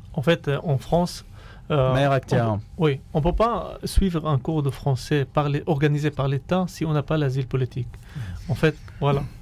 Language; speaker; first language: French; non-native, fluent; Arabic